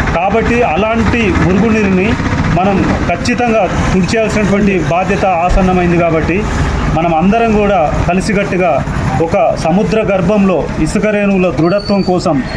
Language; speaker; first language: Telugu; native; Telugu